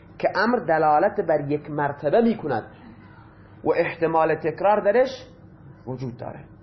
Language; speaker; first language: Persian; non-native, local second language; Baluchi